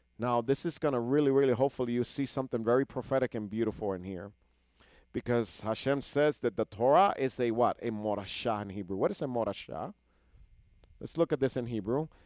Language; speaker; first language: English; non-native, fluent; Hebrew